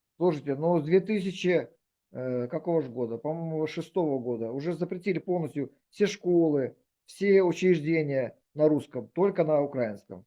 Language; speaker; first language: Russian; native; Russian